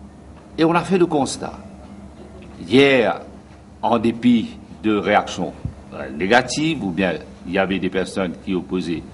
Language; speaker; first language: French; non-native, local second language; Morisyen